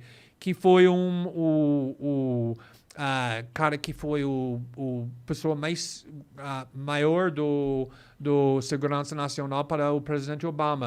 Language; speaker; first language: Portuguese; non-native, fluent; English